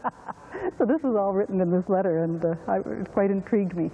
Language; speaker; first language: English; native; English